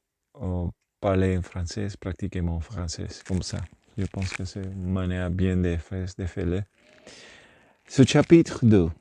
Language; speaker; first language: French; non-native, learner; Spanish